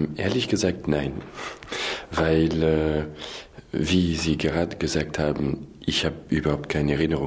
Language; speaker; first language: German; non-native, fluent; French